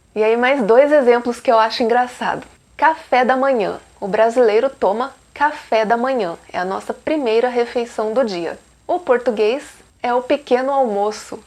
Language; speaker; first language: Portuguese; native; Portuguese